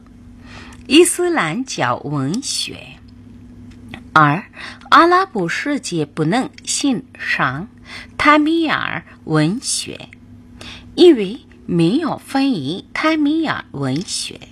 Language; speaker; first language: Chinese; non-native, fluent; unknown